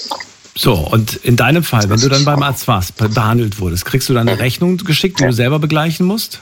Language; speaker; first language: German; native; German